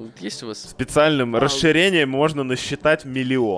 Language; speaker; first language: Russian; native; Russian